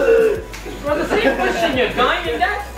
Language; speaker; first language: English; non-native, fluent; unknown